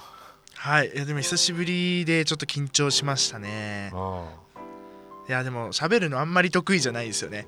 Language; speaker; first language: Japanese; native; Japanese